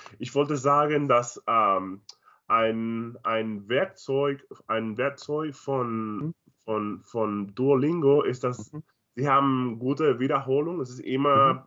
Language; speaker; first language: German; non-native, learner; Spanish